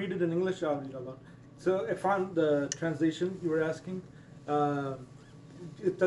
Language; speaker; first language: English; native; English